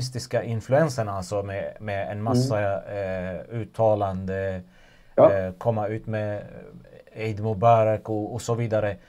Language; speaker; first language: Swedish; non-native, fluent; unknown